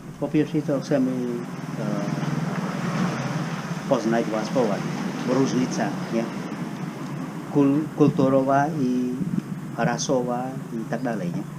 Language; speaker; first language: Polish; non-native, fluent; Khmer